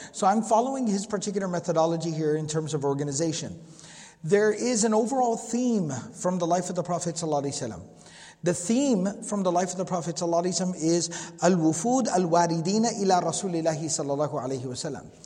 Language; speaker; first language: English; native; English